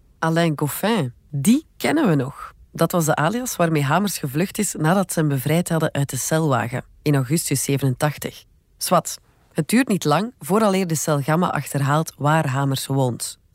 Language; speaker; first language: Dutch; native; Dutch